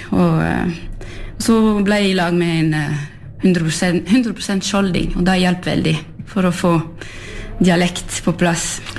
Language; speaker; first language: Norwegian; non-native, fluent; French